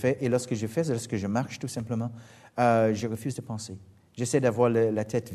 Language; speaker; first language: French; non-native, fluent; English